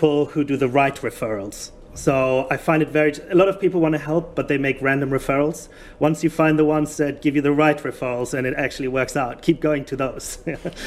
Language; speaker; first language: English; non-native, fluent; German